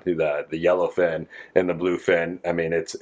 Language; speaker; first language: English; native; English